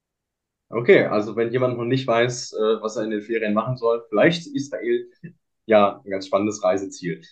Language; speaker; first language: German; native; German